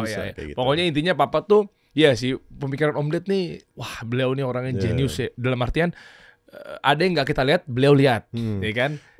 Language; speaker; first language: Indonesian; native; Indonesian